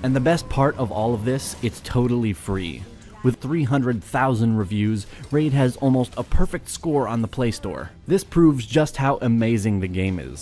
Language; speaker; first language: English; non-native, fluent; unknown